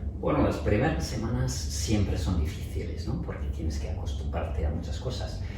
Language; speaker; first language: Spanish; non-native, fluent; German